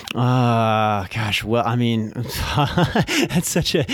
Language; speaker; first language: English; native; English